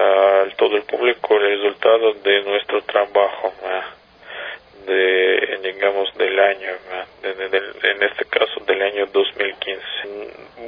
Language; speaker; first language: Spanish; non-native, learner; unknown